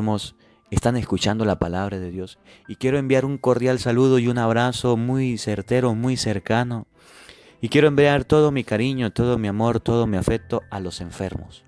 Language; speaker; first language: Spanish; native; Spanish